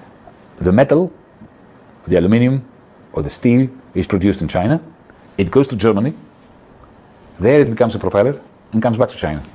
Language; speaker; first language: English; non-native, fluent; Greek